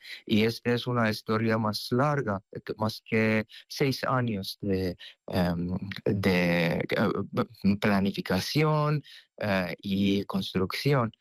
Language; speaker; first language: Spanish; non-native, fluent; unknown